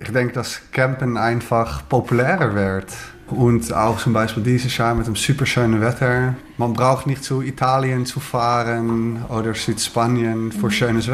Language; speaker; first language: German; non-native, learner; Dutch